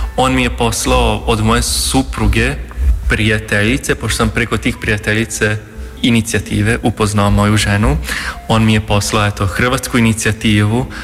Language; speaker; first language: Croatian; non-native, local second language; Hungarian